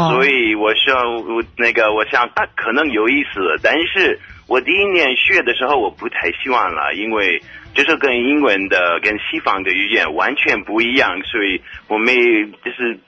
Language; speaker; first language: Chinese; non-native, fluent; English